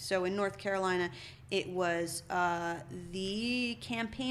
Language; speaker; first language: English; native; English